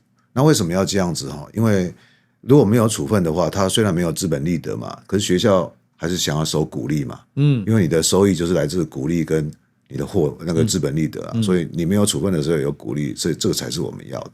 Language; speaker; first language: Chinese; native; Chinese